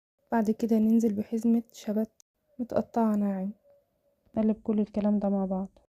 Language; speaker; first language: Arabic; native; Arabic